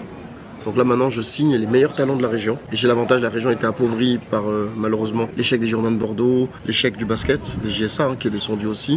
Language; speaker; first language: French; native; French